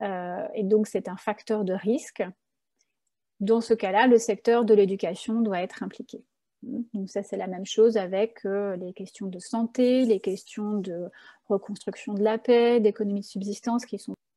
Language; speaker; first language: French; native; French